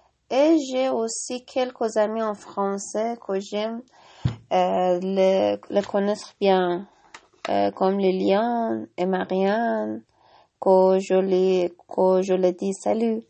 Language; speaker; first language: French; non-native, learner; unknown